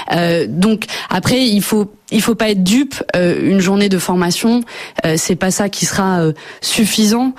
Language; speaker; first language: French; native; French